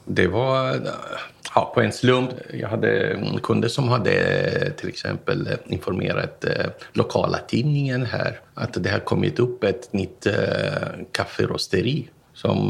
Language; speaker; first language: Swedish; non-native, fluent; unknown